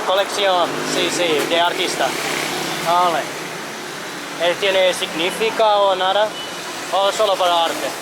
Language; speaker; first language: Spanish; non-native, learner; Finnish